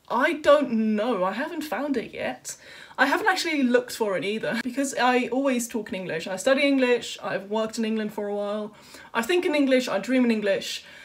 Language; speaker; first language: English; non-native, fluent; Dutch